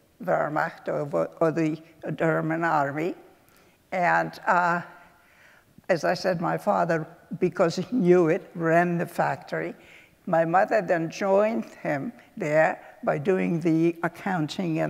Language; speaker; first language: English; early bilingual, other home language; Polish